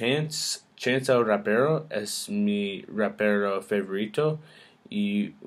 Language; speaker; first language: Spanish; non-native, learner; English